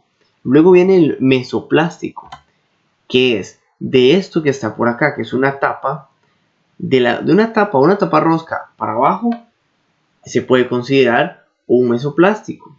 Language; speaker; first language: Spanish; native; Spanish